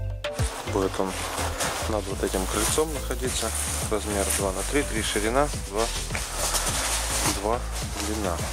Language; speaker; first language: Russian; native; Russian